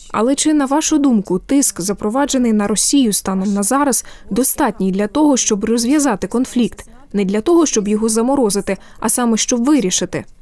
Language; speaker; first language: Ukrainian; native; Ukrainian